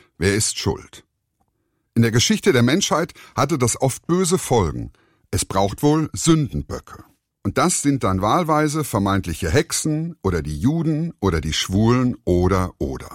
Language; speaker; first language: German; native; German